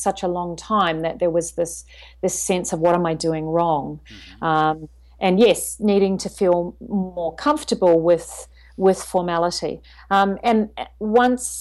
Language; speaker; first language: English; native; English